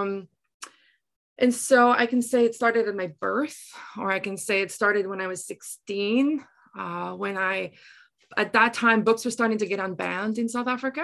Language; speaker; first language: English; non-native, local second language; Afrikaans